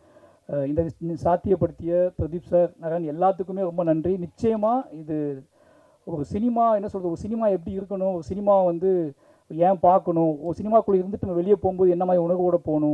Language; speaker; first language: Tamil; native; Tamil